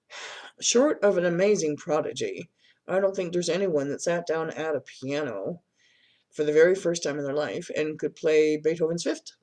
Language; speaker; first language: English; native; English